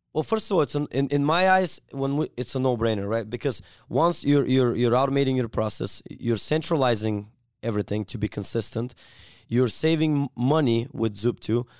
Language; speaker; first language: English; non-native, fluent; Bulgarian